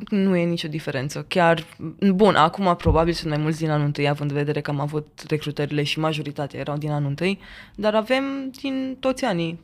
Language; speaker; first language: Romanian; native; Romanian